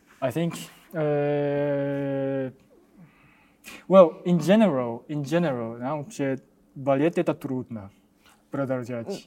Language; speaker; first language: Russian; non-native, learner; Japanese